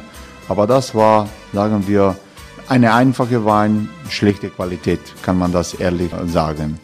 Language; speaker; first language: German; non-native, learner; Croatian